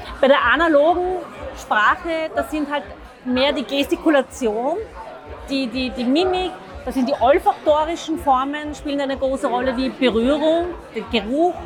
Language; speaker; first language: German; early bilingual, other home language; Zaza